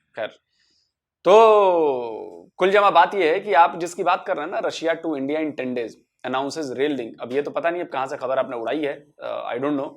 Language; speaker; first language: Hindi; native; Hindi